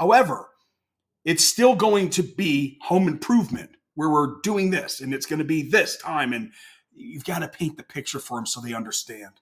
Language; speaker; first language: English; native; English